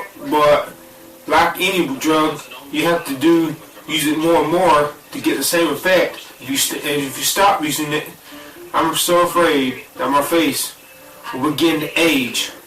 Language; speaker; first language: English; native; English